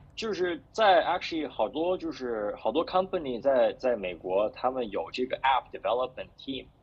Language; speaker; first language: Chinese; early bilingual, heritage; Chinese